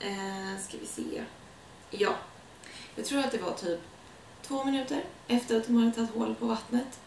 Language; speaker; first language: Swedish; native; Swedish